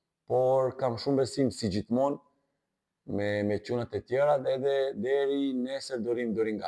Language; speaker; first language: Albanian; non-native, fluent; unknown